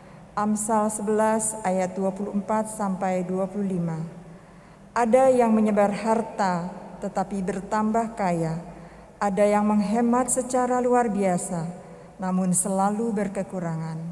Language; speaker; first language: Indonesian; native; Indonesian